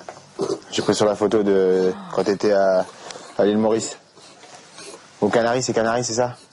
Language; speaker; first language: French; native; French